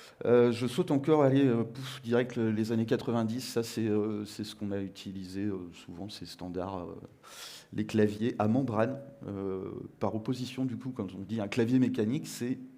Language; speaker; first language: French; native; French